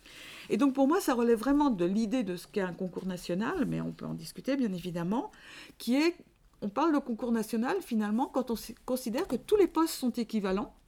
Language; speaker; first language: French; native; French